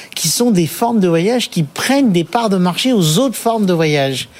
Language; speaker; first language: French; native; French